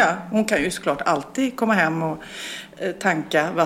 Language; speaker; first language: Swedish; native; Swedish